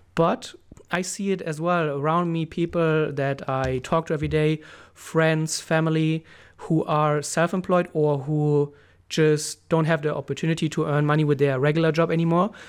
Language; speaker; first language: English; non-native, fluent; German